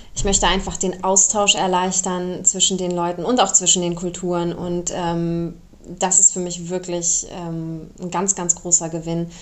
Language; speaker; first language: German; early bilingual, other home language; Romanian